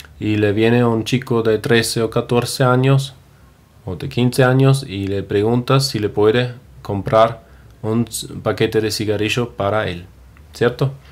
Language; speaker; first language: Spanish; non-native, fluent; German